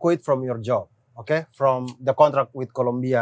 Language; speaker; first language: English; non-native, learner; Indonesian